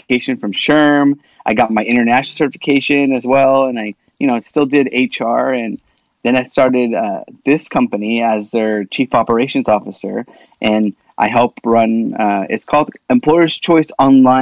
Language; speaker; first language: English; early bilingual, other home language; Spanish